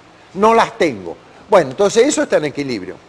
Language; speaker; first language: Spanish; native; Spanish